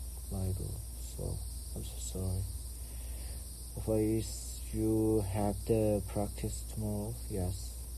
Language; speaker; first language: English; non-native, learner; Korean